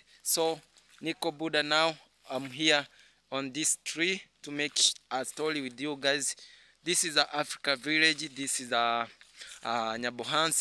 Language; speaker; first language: English; non-native, learner; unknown